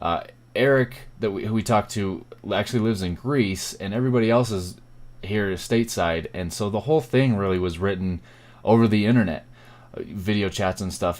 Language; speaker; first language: English; native; English